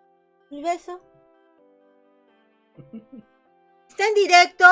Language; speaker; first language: Spanish; native; Spanish